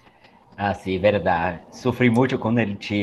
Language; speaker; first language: Spanish; non-native, fluent; Portuguese